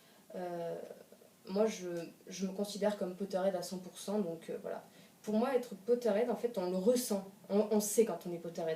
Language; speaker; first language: French; native; French